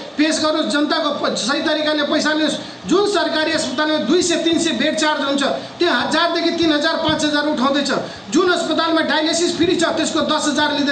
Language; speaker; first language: Nepali; non-native, local second language; Maithili